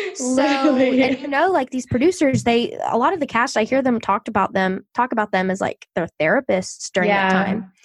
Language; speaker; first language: English; native; English